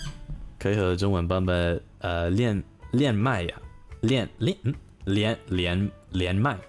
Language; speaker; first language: Chinese; non-native, learner; English